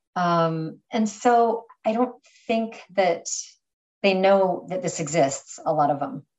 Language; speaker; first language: English; native; English